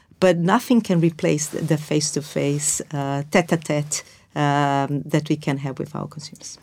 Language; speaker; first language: English; non-native, fluent; Portuguese